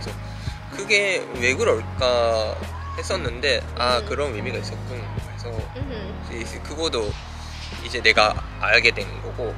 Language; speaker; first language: Korean; non-native, fluent; Japanese